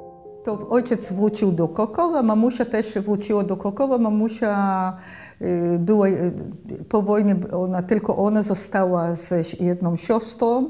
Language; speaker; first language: Polish; early bilingual, heritage; Polish